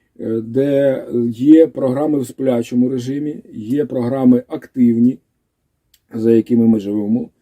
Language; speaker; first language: Ukrainian; native; Ukrainian